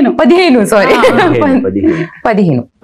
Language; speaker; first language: Telugu; non-native, learner; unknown